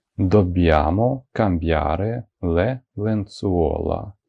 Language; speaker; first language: Italian; non-native, fluent; Ukrainian